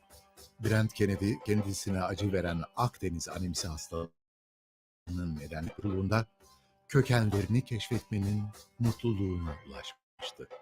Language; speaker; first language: Turkish; native; Turkish